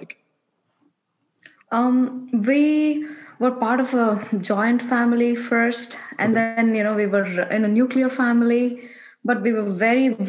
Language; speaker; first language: English; non-native, local second language; Kannada